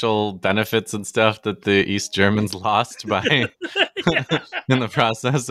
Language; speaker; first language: English; native; English